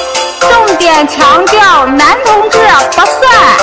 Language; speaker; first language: Chinese; native; Chinese